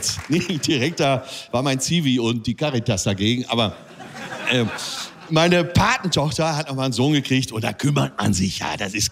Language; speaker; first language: German; native; German